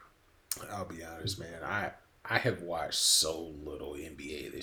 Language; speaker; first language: English; native; English